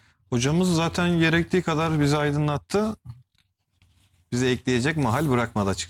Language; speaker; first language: Turkish; native; Turkish